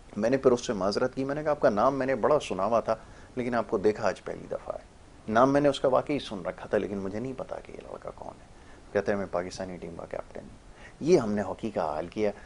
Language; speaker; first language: Urdu; native; Urdu